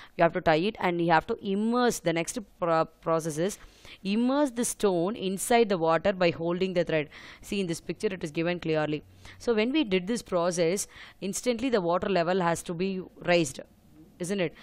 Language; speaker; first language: English; non-native, local second language; Tamil